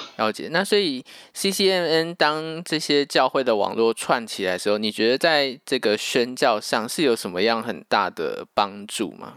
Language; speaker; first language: Chinese; native; Chinese